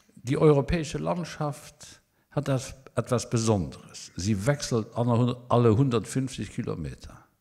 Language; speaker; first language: German; non-native, local second language; Luxembourgish